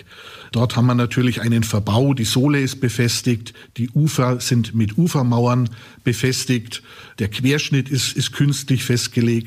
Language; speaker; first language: German; native; German